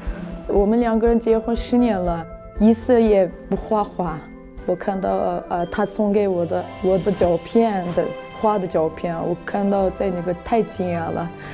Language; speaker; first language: Chinese; non-native, local second language; Uyghur